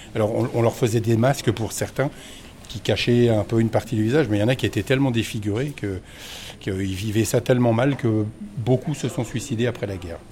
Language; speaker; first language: French; native; French